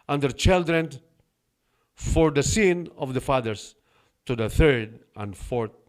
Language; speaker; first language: English; non-native, local second language; Filipino